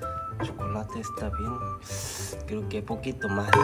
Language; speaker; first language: Spanish; non-native, learner; Korean